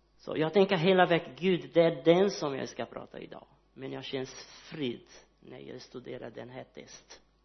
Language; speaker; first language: Swedish; non-native, learner; Portuguese